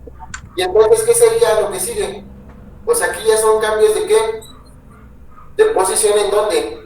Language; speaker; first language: Spanish; native; Spanish